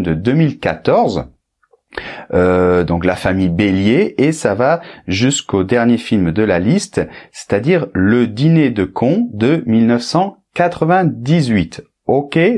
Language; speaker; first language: French; native; French